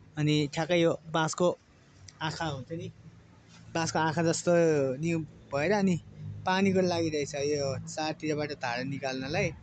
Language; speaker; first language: Nepali; non-native, local second language; Eastern Tamang